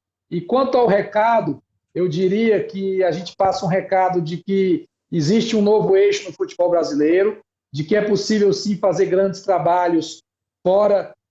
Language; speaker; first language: Portuguese; native; Portuguese